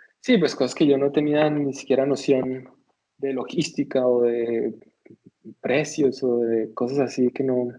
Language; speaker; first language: Spanish; native; Spanish